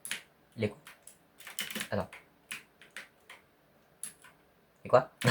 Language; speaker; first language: French; native; French